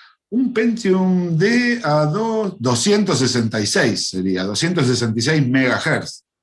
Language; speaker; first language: Spanish; native; Spanish